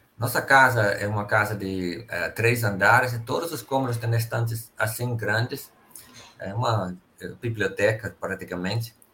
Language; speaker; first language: Portuguese; non-native, fluent; Finnish